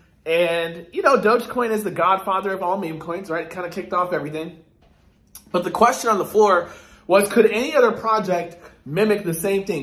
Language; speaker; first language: English; native; English